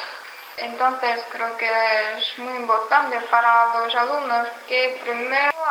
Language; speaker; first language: Spanish; non-native, learner; Chinese